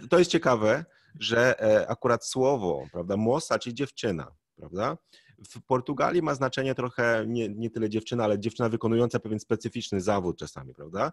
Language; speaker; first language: Polish; native; Polish